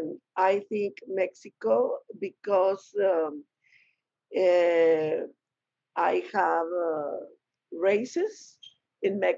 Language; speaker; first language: English; non-native, learner; Spanish